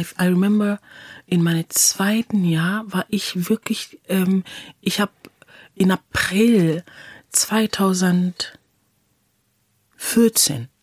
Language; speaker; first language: German; non-native, fluent; English